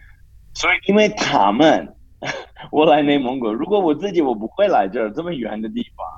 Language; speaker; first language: Chinese; non-native, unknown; English